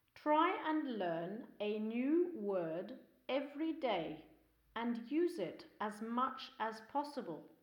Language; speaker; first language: English; native; English